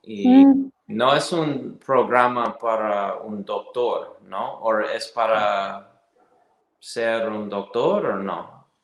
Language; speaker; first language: Spanish; non-native, learner; English